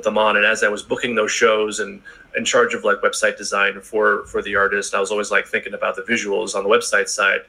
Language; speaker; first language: English; native; English